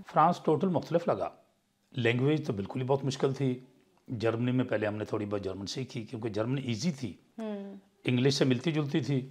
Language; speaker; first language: Urdu; non-native, local second language; Punjabi